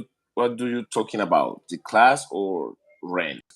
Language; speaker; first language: English; non-native, learner; Spanish